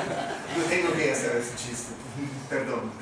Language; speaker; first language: Spanish; non-native, fluent; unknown